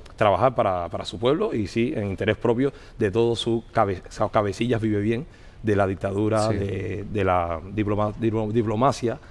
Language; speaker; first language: Spanish; native; Spanish